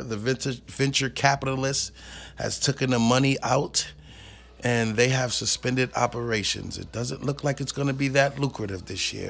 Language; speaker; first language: English; native; English